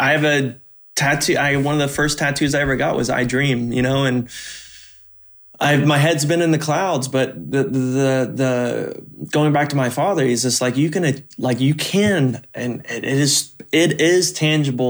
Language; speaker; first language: English; native; English